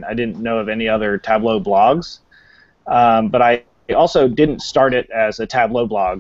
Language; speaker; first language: English; native; English